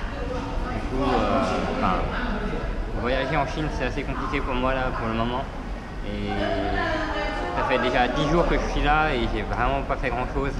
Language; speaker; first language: French; native; French